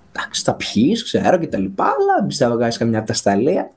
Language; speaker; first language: Greek; native; Greek